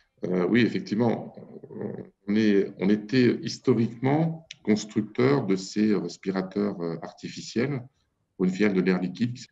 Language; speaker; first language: French; native; French